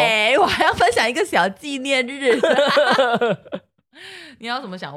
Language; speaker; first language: Chinese; native; Chinese